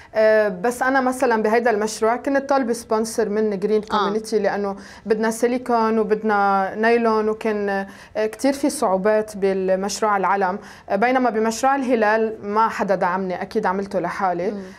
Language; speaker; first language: Arabic; native; Arabic